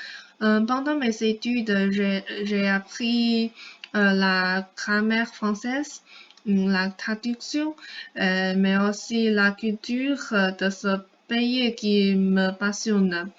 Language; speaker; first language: French; non-native, fluent; Chinese